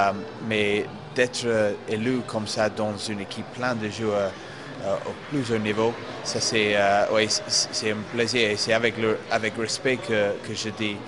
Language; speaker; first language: French; non-native, fluent; English